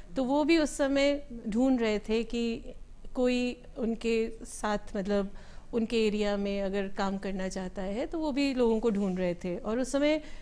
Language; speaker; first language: Hindi; native; Hindi